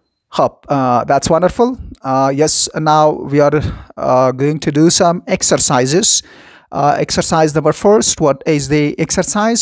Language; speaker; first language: English; non-native, fluent; Persian